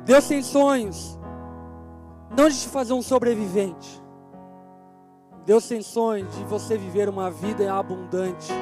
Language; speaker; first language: Portuguese; native; Portuguese